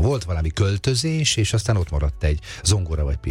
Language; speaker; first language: Hungarian; native; Hungarian